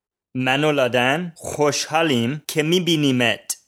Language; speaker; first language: Persian; non-native, learner; English